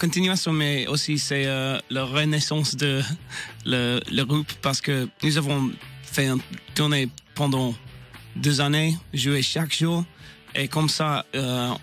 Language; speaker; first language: French; non-native, learner; English